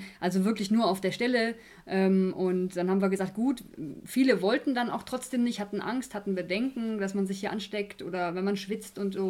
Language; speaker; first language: German; native; German